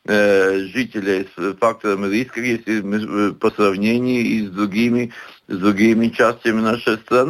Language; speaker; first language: Russian; non-native, local second language; Latvian